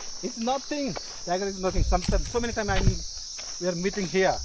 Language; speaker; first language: English; non-native, learner; Nepali